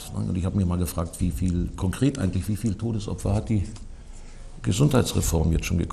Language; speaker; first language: German; native; German